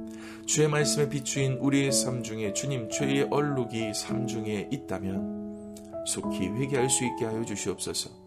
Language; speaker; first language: Korean; native; Korean